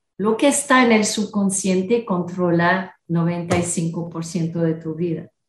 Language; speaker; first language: Spanish; non-native, fluent; French